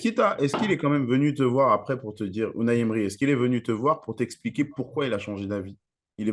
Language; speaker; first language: French; native; French